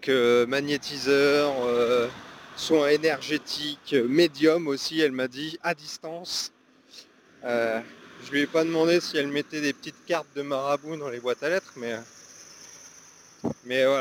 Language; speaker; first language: French; native; French